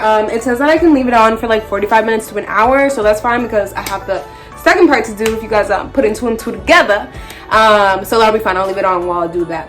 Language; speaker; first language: English; native; English